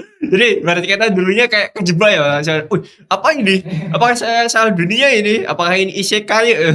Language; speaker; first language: Indonesian; native; Indonesian